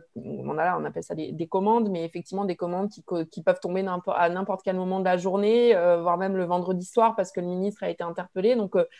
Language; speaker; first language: French; native; French